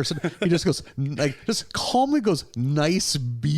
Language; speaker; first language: English; native; English